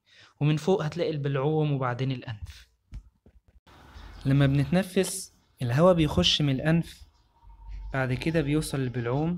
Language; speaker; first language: Arabic; native; Arabic